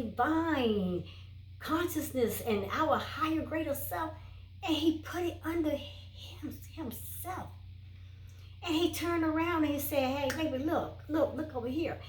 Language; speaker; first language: English; native; English